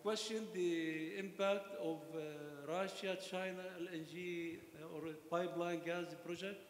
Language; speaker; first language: English; non-native, learner; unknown